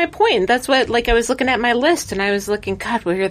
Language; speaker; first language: English; native; English